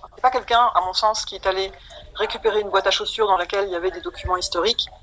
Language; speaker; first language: French; native; French